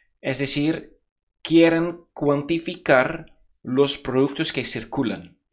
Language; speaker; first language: Spanish; non-native, fluent; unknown